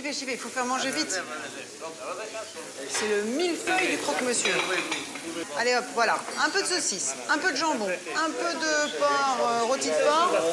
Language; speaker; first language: French; native; French